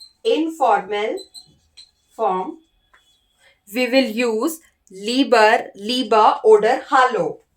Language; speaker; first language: German; non-native, learner; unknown